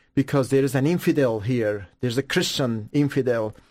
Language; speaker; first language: English; non-native, fluent; Persian